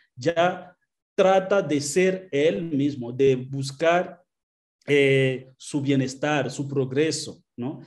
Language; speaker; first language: Spanish; non-native, fluent; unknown